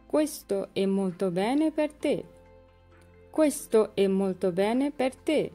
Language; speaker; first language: Italian; non-native, learner; Bangla